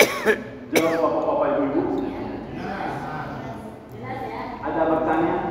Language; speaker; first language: Indonesian; non-native, learner; Arabic